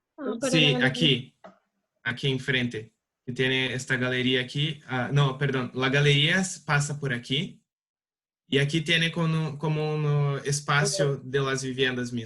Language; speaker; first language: Spanish; non-native, learner; Portuguese